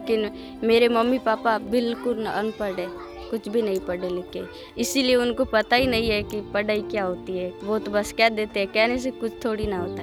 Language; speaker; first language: Hindi; native; Hindi